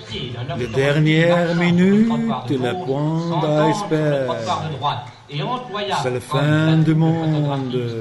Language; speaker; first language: French; non-native, learner; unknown